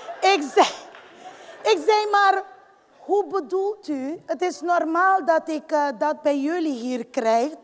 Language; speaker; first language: Dutch; non-native, fluent; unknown